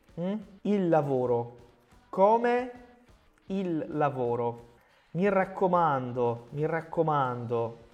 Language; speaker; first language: Italian; non-native, fluent; Portuguese